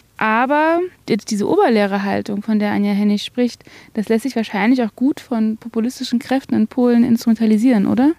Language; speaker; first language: German; native; German